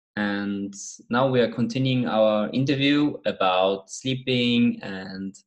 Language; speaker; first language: English; non-native, fluent; German